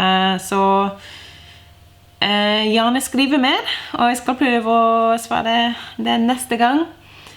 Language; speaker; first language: Norwegian; non-native, fluent; English